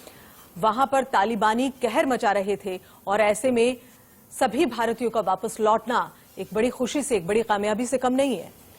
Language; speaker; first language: Hindi; native; Hindi